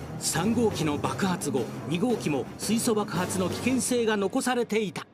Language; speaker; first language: Japanese; native; Japanese